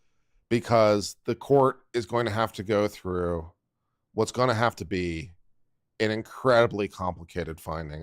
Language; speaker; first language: English; native; English